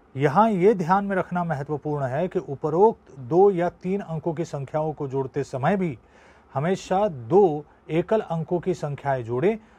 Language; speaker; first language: Hindi; non-native, local second language; Marathi